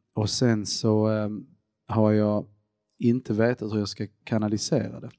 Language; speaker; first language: Swedish; early bilingual, other home language; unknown